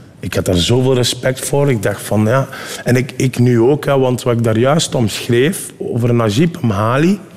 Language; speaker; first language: Dutch; early bilingual, other home language; Turkish